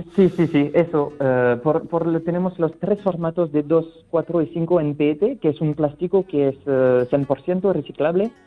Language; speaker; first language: Spanish; non-native, fluent; French